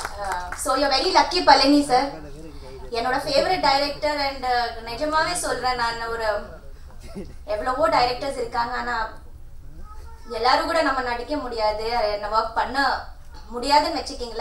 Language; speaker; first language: Tamil; non-native, local second language; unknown